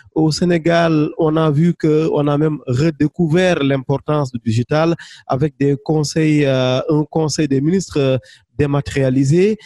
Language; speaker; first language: French; non-native, local second language; Wolof